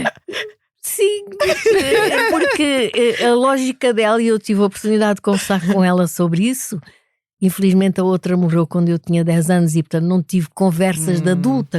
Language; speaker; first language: Portuguese; native; Portuguese